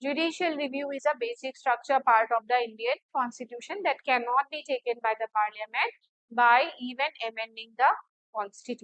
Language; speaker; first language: English; non-native, local second language; Hindi